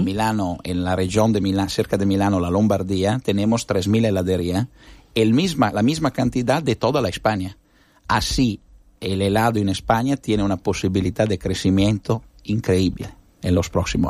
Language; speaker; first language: Spanish; non-native, fluent; Italian